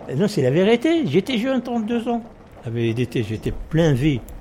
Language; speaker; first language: French; non-native, learner; Arabic